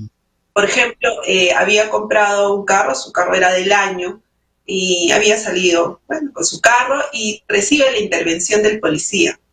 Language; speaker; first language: Spanish; native; Spanish